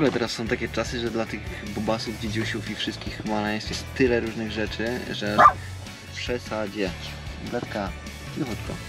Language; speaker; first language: Polish; native; Polish